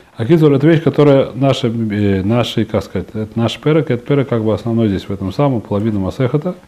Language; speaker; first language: Russian; early bilingual, heritage; Russian